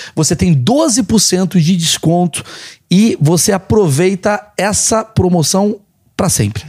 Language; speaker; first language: Portuguese; native; Portuguese